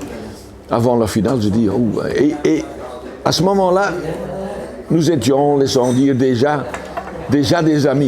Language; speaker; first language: French; non-native, local second language; Dutch